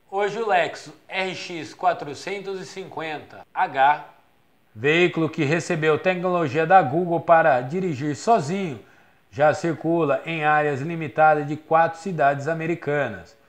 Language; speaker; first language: Portuguese; native; Portuguese